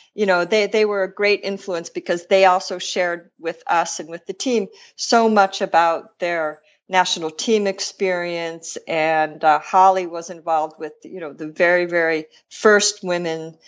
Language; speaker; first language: English; native; English